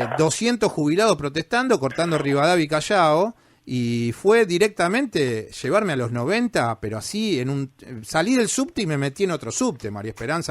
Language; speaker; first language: Spanish; native; Spanish